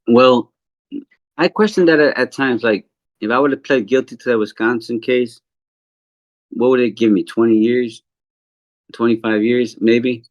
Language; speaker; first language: English; native; English